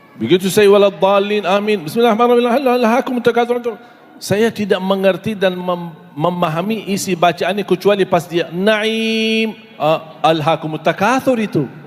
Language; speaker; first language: Indonesian; non-native, fluent; Arabic